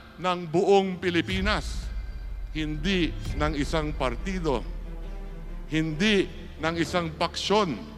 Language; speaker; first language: Filipino; native; Filipino